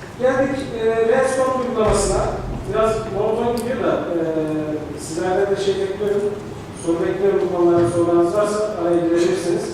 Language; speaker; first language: Turkish; native; Turkish